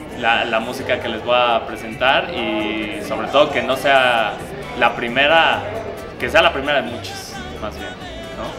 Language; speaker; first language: Spanish; native; Spanish